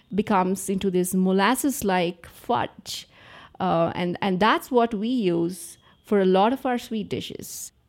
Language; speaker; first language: English; non-native, local second language; Telugu